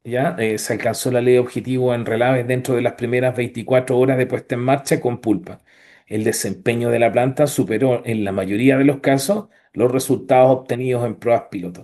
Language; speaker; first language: Spanish; native; Spanish